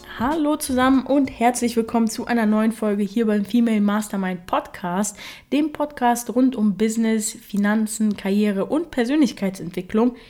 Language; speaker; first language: German; early bilingual, other home language; Russian